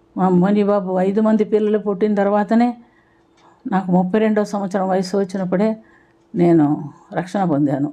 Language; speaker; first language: Telugu; non-native, fluent; Malayalam